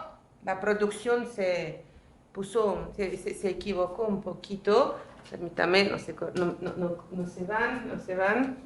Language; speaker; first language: Spanish; non-native, fluent; French